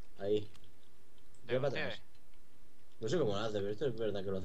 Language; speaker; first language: Spanish; native; Spanish